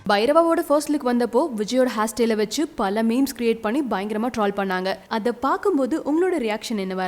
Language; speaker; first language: Tamil; native; Tamil